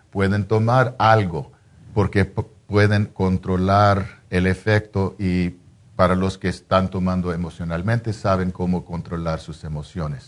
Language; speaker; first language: Spanish; non-native, fluent; English